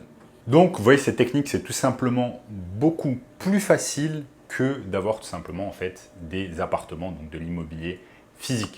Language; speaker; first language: French; native; French